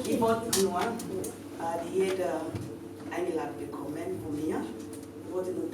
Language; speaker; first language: German; non-native, learner; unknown